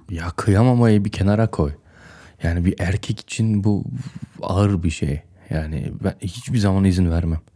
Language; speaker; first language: Turkish; early bilingual, heritage; Turkish